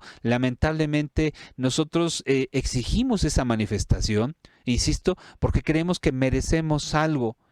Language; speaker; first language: Spanish; native; Spanish